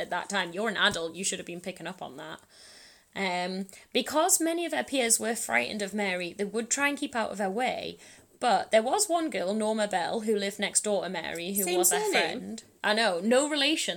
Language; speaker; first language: English; native; English